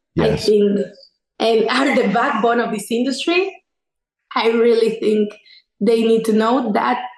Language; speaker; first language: English; non-native, fluent; Spanish